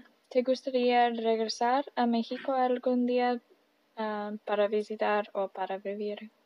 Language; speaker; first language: Spanish; early bilingual, heritage; Spanish